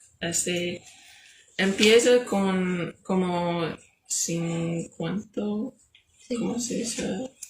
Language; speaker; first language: Spanish; non-native, learner; English